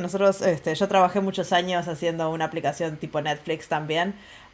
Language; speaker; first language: Spanish; native; Spanish